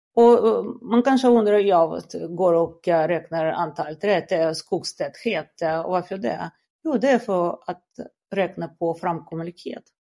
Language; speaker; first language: Swedish; non-native, fluent; Russian